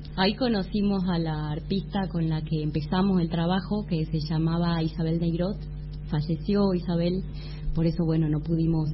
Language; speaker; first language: Spanish; native; Spanish